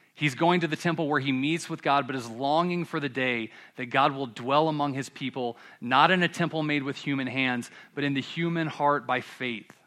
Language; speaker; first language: English; native; English